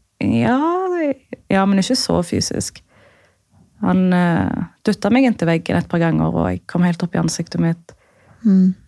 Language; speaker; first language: Norwegian; native; Norwegian